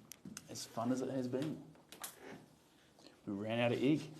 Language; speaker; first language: English; native; English